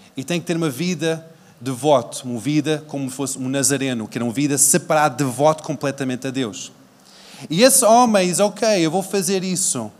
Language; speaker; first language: Portuguese; early bilingual, other home language; English